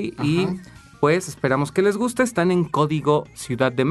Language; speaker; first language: Spanish; native; Spanish